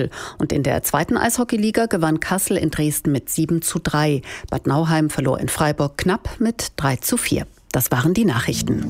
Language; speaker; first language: German; native; German